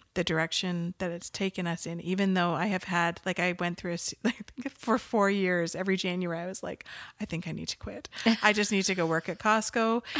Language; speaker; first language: English; native; English